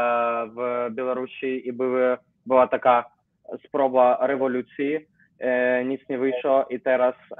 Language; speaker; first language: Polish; non-native, learner; Ukrainian